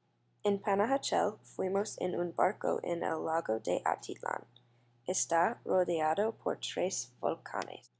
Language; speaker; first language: Spanish; non-native, learner; English